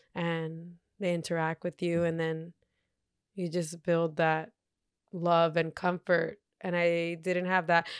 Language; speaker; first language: English; native; English